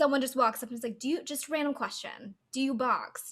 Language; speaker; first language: English; native; English